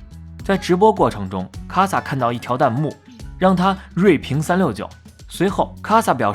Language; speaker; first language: Chinese; native; Chinese